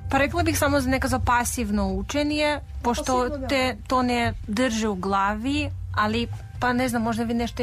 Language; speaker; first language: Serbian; non-native, learner; Russian